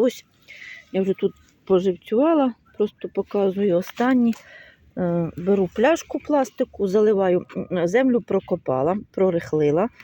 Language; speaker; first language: Ukrainian; native; Ukrainian